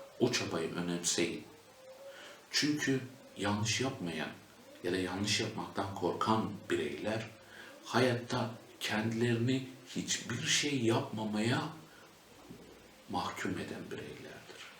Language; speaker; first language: Turkish; native; Turkish